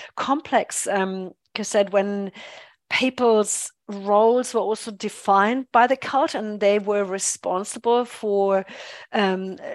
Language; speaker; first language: English; non-native, fluent; German